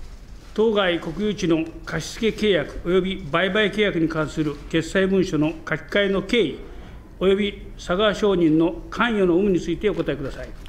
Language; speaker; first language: Japanese; native; Japanese